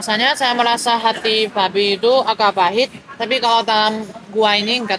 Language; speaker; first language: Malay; non-native, fluent; Chinese